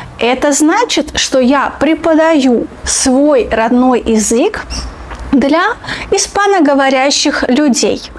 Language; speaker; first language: Russian; native; Russian